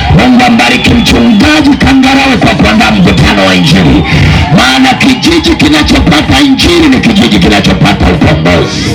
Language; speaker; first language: Swahili; native; Swahili